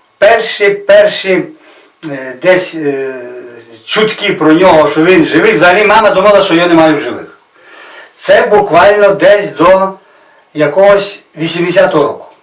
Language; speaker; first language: Ukrainian; native; Ukrainian